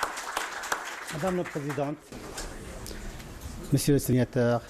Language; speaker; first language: French; non-native, fluent; Arabic